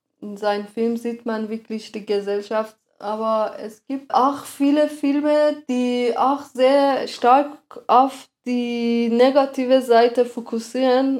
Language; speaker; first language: German; non-native, fluent; Persian